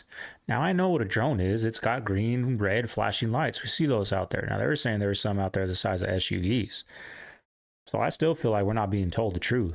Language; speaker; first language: English; native; English